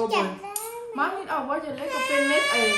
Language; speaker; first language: Dutch; non-native, learner; Thai